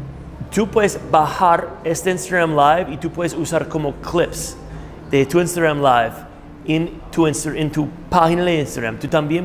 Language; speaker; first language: Spanish; non-native, fluent; English